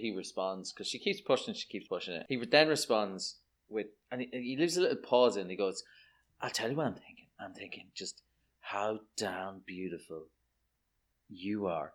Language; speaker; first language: English; native; English